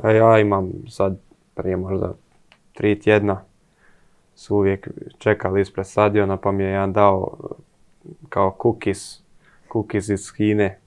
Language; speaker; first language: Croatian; early bilingual, heritage; Croatian